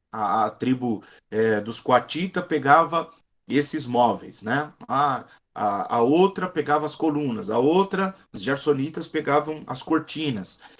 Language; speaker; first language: Portuguese; native; Portuguese